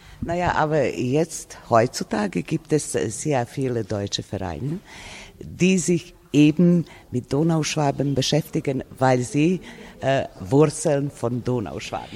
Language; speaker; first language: German; non-native, fluent; Serbian